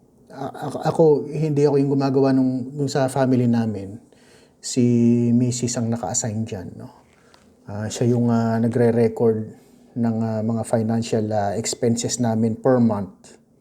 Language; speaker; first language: Filipino; native; Filipino